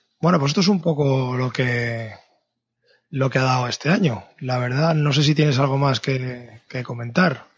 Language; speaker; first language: Spanish; native; Spanish